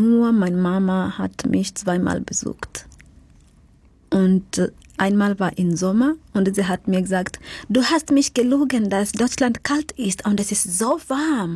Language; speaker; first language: German; non-native, fluent; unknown